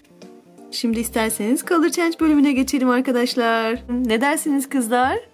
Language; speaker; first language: Turkish; native; Turkish